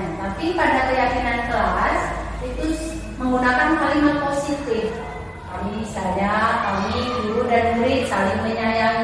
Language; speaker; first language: Indonesian; native; Indonesian